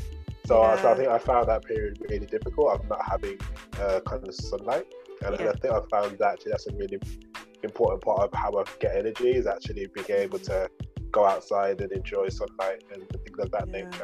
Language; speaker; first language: English; native; English